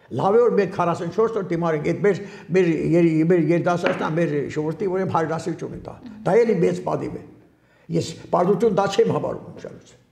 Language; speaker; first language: Armenian; native; Armenian